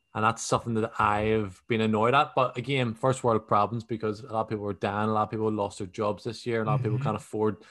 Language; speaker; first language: English; native; English